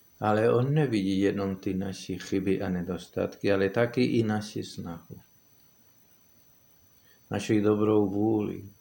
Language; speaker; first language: Czech; non-native, fluent; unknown